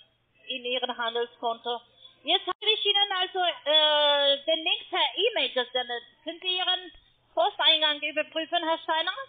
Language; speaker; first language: German; non-native, learner; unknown